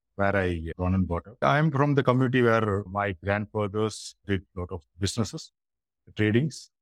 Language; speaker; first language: English; non-native, local second language; Tamil